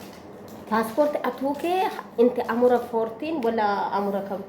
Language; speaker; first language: Arabic; non-native, learner; Oromo